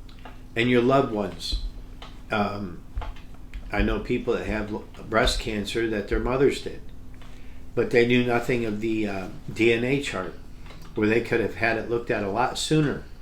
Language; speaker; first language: English; native; English